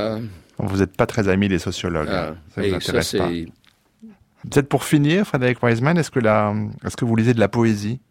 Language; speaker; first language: French; native; French